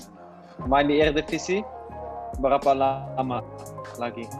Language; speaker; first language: Indonesian; non-native, learner; Dutch